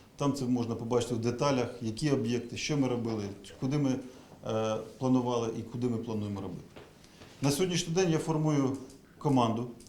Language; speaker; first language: Ukrainian; native; Ukrainian